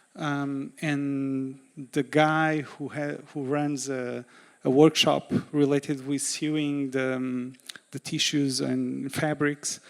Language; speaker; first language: English; non-native, fluent; Portuguese